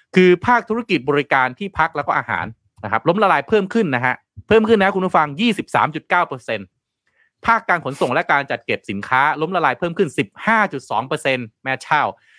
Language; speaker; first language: Thai; non-native, local second language; Lao